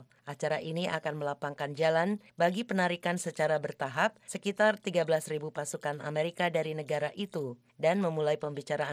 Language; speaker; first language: Indonesian; native; Indonesian